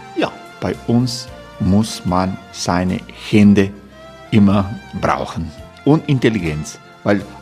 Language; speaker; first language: German; non-native, fluent; Croatian